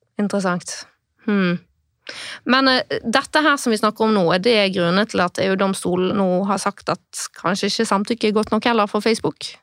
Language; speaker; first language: Norwegian; native; Norwegian